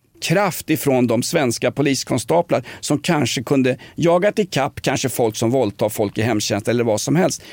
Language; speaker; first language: Swedish; native; Swedish